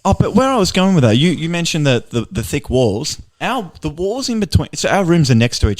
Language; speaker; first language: English; native; English